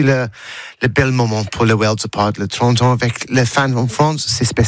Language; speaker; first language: French; non-native, learner; English